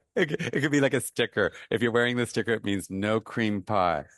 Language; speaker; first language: English; native; English